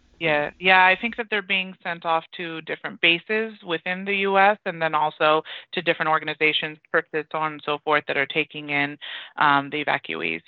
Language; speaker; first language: English; early bilingual, other home language; Persian